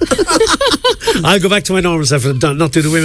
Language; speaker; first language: English; native; English